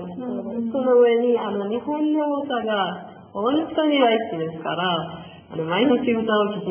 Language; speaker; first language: Japanese; non-native, learner; Persian